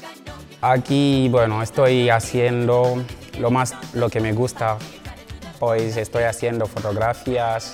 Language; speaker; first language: Spanish; non-native, learner; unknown